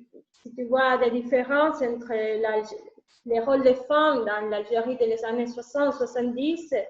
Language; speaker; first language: French; non-native, learner; Spanish